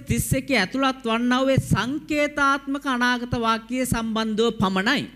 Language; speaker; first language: Sinhala; native; Sinhala